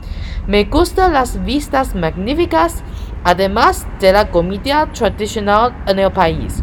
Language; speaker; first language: Spanish; non-native, learner; Chinese